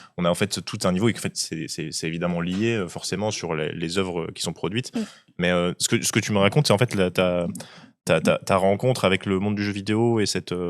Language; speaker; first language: French; native; French